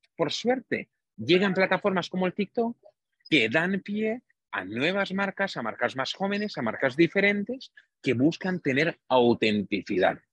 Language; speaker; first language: Spanish; non-native, fluent; Hungarian